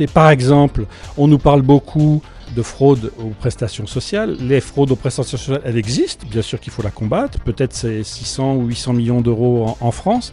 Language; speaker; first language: French; native; French